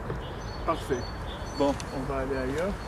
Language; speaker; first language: French; native; French